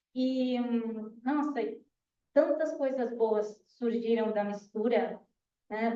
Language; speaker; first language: Portuguese; non-native, fluent; Spanish